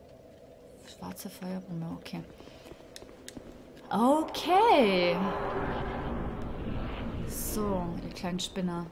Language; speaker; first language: German; native; German